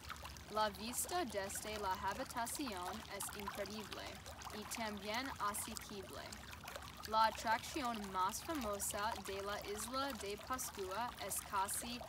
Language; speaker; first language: Spanish; non-native, learner; English